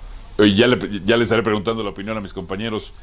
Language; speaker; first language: Spanish; native; Spanish